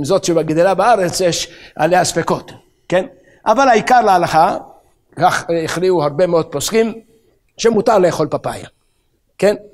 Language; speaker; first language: Hebrew; native; Hebrew